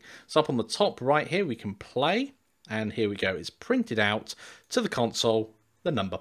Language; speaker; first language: English; native; English